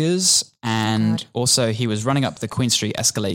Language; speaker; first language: English; native; English